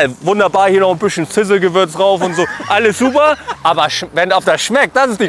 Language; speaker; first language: German; native; German